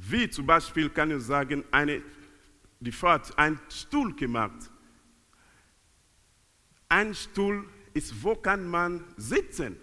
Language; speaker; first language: German; non-native, learner; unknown